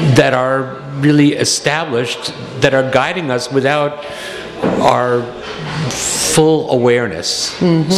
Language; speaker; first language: English; native; English